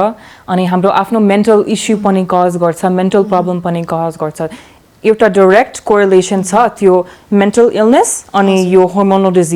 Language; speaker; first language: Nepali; early bilingual, heritage; English